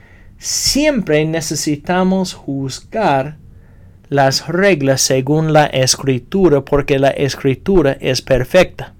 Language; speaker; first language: Spanish; non-native, fluent; English